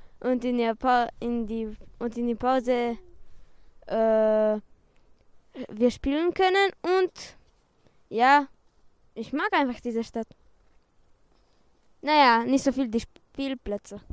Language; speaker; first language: German; early bilingual, other home language; Romanian